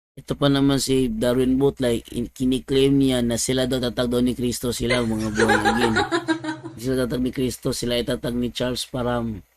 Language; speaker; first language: Filipino; non-native, local second language; Cebuano